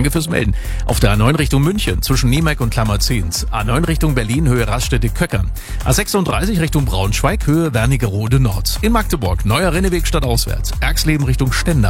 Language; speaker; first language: German; native; German